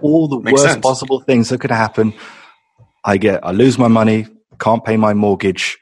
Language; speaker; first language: English; native; English